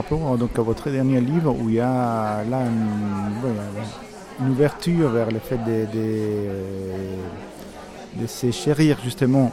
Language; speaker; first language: French; native; French